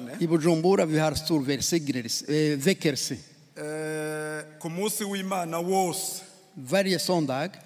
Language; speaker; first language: Swedish; non-native, learner; Rundi